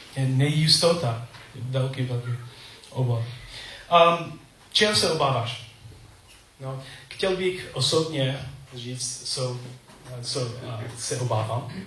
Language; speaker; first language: Czech; non-native, learner; English